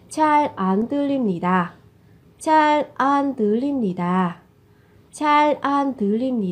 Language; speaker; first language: Korean; non-native, fluent; Vietnamese